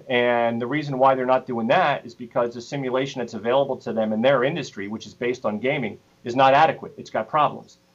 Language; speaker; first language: English; native; English